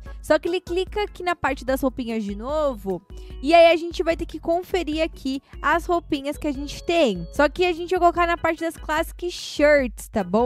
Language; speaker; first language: Portuguese; native; Portuguese